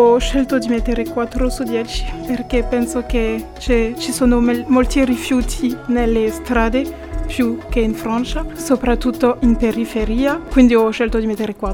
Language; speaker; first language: Italian; non-native, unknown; French